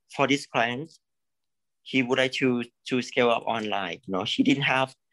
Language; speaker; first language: English; non-native, learner; Thai